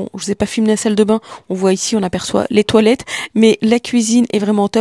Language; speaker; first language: French; early bilingual, other home language; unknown